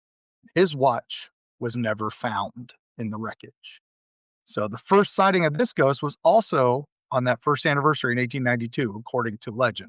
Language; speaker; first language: English; native; English